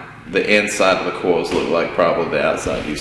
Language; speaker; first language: English; native; English